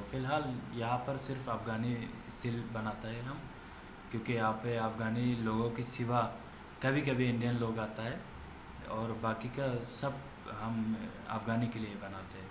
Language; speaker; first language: Hindi; non-native, learner; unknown